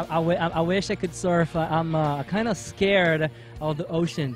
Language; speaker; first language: English; non-native, fluent; Portuguese